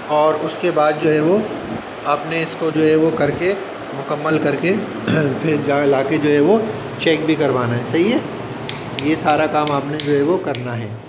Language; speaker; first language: Urdu; native; Urdu